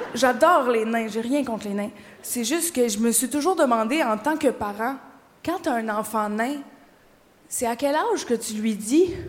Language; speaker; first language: French; native; French